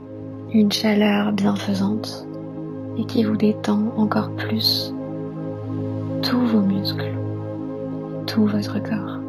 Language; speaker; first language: French; native; French